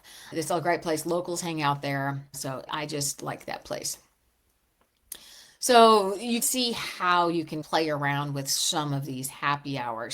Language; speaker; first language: English; native; English